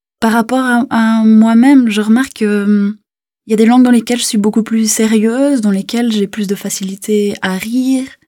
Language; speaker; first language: French; native; French